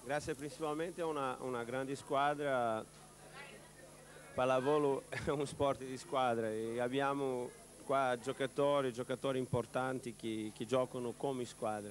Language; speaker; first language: Italian; non-native, fluent; Portuguese